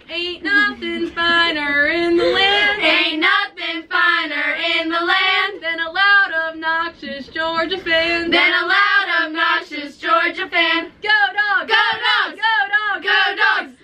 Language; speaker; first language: English; native; English